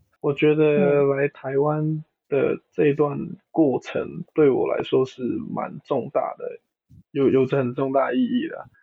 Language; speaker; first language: Chinese; non-native, local second language; Cantonese